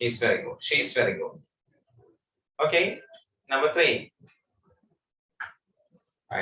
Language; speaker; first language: English; non-native, local second language; Sinhala